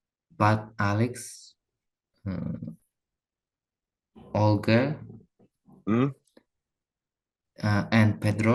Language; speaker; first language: English; non-native, learner; Uzbek